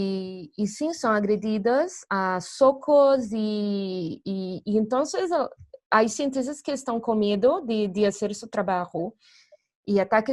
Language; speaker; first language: Spanish; non-native, fluent; Portuguese